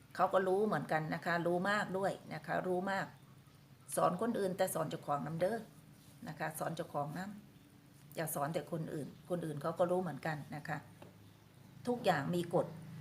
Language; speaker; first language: Thai; native; Thai